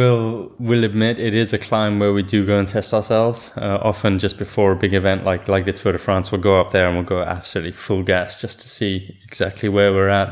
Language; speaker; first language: English; native; English